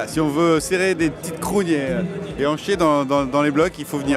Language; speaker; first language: French; native; French